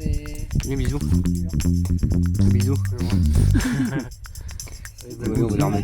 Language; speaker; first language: French; native; French